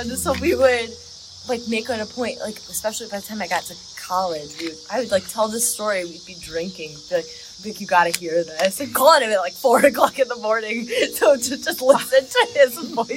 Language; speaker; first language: English; early bilingual, other home language; Serbian